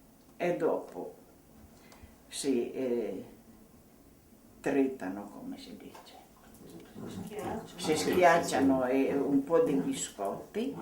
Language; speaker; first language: Italian; non-native, local second language; Slovenian